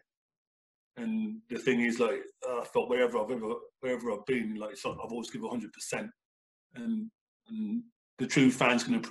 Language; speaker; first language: English; native; English